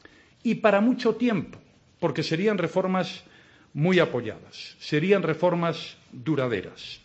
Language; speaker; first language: Spanish; native; Spanish